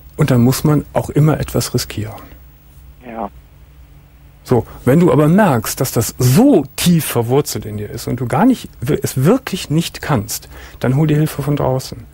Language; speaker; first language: German; native; German